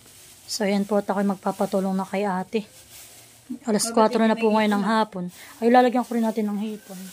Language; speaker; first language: Filipino; native; Filipino